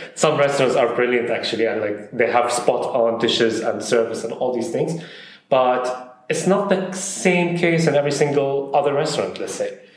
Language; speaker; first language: English; non-native, fluent; Arabic